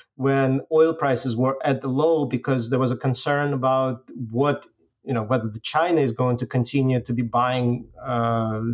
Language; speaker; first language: English; non-native, fluent; Russian